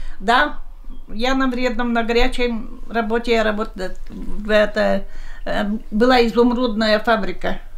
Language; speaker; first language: Russian; native; Russian